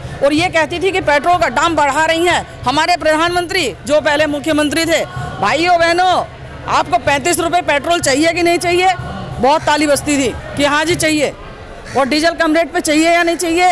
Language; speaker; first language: Hindi; native; Hindi